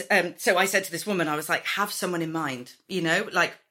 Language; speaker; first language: English; native; English